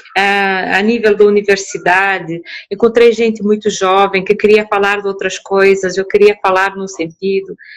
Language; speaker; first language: Portuguese; non-native, local second language; Kabuverdianu